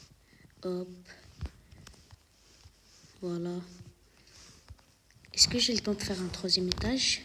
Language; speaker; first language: French; native; French